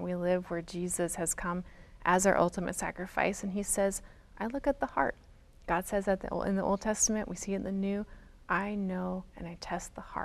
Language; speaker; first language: English; native; English